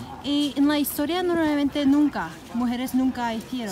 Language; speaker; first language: Spanish; non-native, learner; English